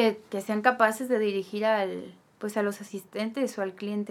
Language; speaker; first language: Spanish; native; Spanish